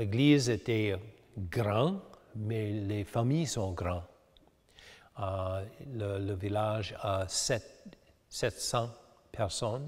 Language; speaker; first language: French; early bilingual, heritage; English